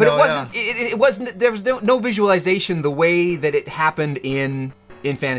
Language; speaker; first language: English; native; English